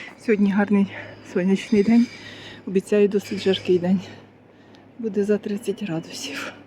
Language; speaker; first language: Ukrainian; native; Ukrainian